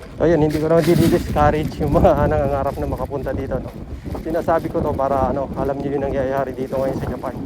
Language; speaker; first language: Filipino; native; Filipino